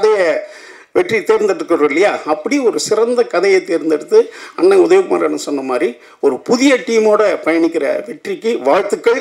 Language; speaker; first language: Tamil; native; Tamil